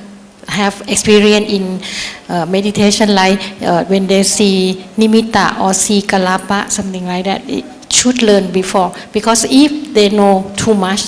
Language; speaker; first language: English; non-native, learner; Thai